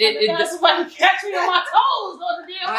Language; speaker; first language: English; native; English